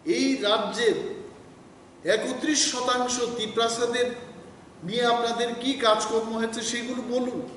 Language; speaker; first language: Bangla; non-native, local second language; Kok Borok